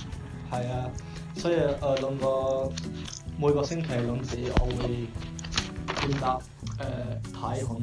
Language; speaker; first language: Cantonese; non-native, learner; English